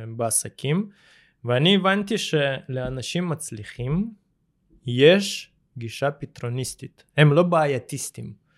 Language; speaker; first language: Hebrew; early bilingual, other home language; Russian